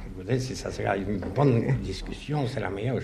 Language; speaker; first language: French; non-native, fluent; Polish